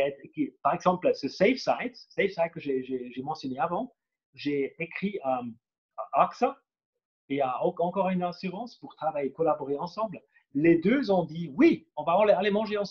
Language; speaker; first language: French; non-native, fluent; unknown